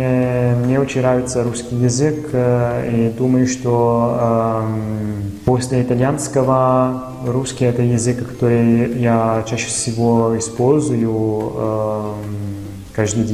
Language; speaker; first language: Russian; non-native, fluent; Italian